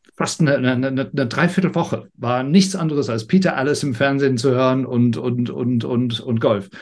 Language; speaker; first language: German; non-native, fluent; English